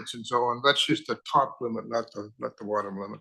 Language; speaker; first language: English; native; English